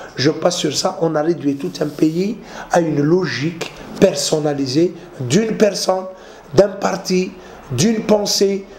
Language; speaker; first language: French; non-native, local second language; Arabic